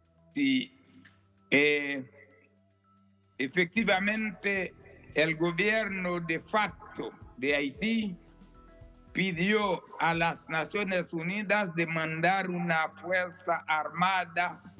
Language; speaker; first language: Spanish; non-native, fluent; Haitian Creole